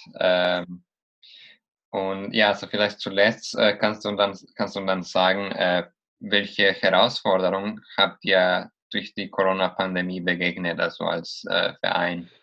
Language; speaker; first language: German; non-native, fluent; Spanish